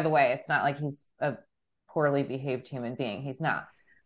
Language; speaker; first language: English; native; English